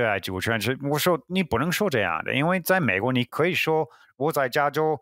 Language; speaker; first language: Chinese; non-native, fluent; English